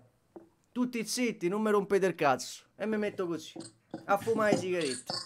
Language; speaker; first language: Italian; native; Italian